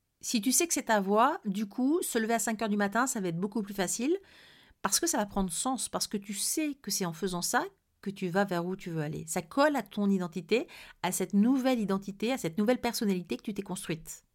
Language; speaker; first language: French; native; French